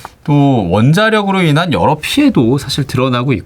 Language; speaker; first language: Korean; native; Korean